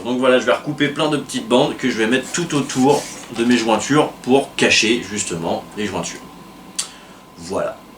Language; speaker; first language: French; native; French